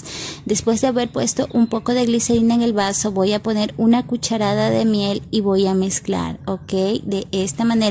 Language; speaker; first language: Spanish; native; Spanish